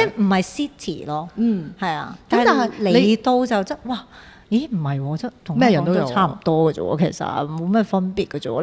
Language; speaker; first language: Cantonese; native; Cantonese